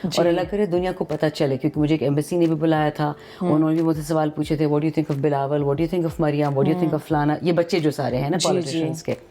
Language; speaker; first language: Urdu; non-native, local second language; Pashto